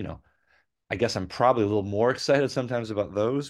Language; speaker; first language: English; native; English